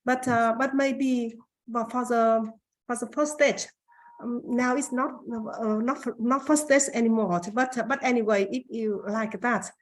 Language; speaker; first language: English; non-native, learner; Vietnamese